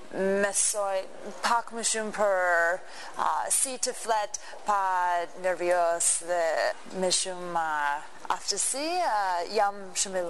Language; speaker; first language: Albanian; non-native, learner; English